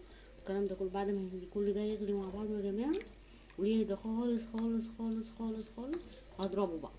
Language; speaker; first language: Arabic; native; Arabic